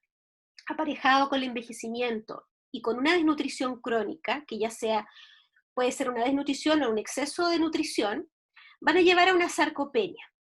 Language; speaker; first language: Spanish; native; Spanish